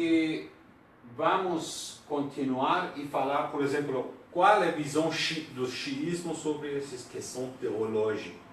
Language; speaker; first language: Portuguese; non-native, learner; Persian